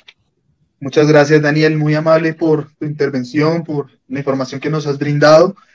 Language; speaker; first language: Spanish; native; Spanish